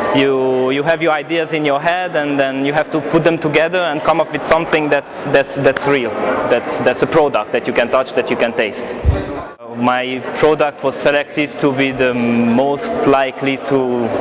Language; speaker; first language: English; non-native, fluent; Hungarian